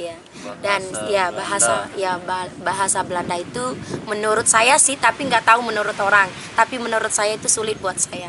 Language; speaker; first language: Indonesian; non-native, local second language; Sasak